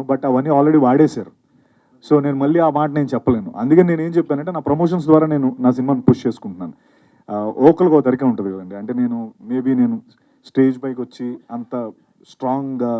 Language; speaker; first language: Telugu; native; Telugu